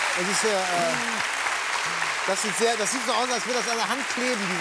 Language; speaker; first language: German; native; German